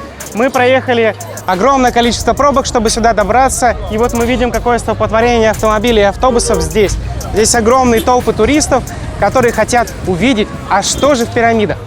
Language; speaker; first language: Russian; native; Russian